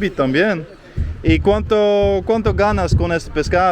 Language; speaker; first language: Spanish; non-native, learner; English